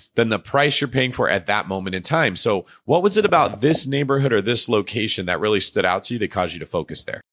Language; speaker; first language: English; native; English